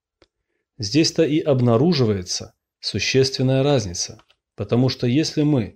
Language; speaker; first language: Russian; native; Russian